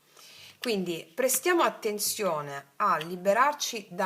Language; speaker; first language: Italian; native; Italian